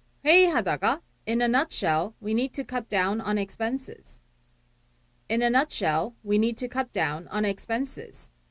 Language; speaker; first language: English; early bilingual, other home language; Korean